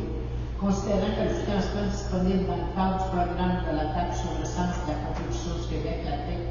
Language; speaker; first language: French; native; French